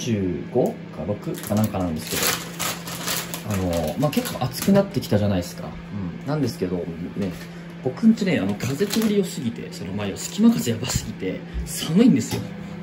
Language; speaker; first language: Japanese; native; Japanese